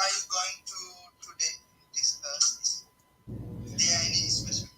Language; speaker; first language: English; non-native, learner; Arabic